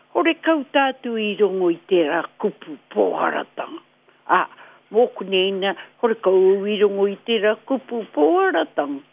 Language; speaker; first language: Māori; native; Māori